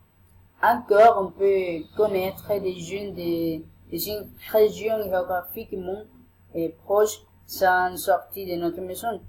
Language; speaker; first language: French; non-native, learner; Spanish